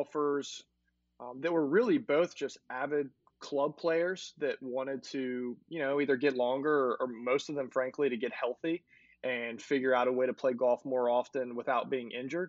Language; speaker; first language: English; native; English